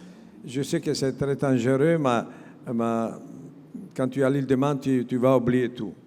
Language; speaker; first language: French; non-native, learner; Italian